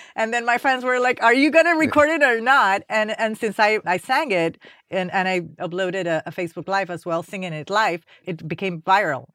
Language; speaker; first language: English; non-native, fluent; Spanish